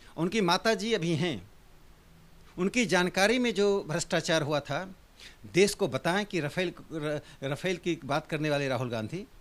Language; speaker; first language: Hindi; native; Hindi